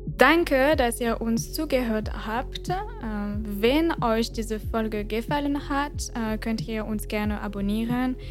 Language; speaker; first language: German; non-native, fluent; French